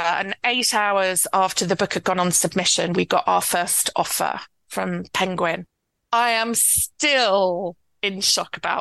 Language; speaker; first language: English; native; English